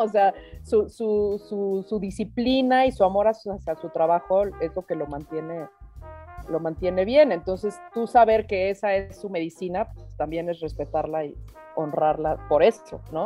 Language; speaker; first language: Spanish; native; Spanish